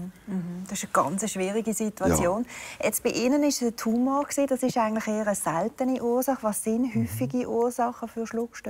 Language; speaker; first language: German; native; German